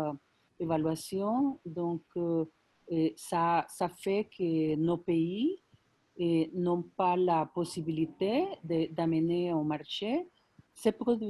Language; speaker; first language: French; non-native, fluent; Spanish